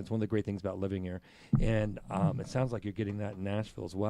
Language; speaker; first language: English; native; English